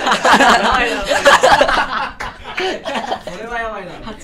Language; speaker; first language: Japanese; native; Japanese